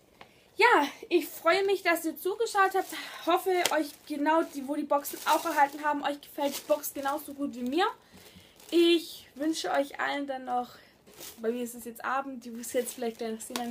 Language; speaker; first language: German; native; German